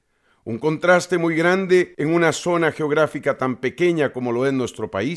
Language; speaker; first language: Spanish; native; Spanish